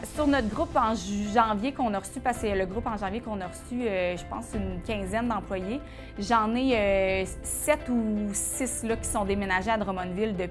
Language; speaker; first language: French; native; French